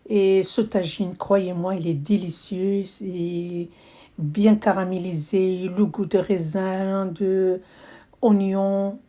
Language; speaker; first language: French; non-native, local second language; Arabic